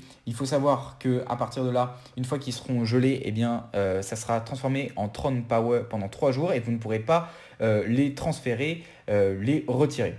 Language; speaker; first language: French; native; French